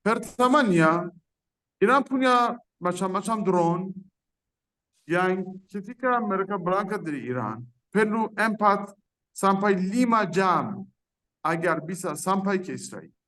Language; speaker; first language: Indonesian; non-native, fluent; Persian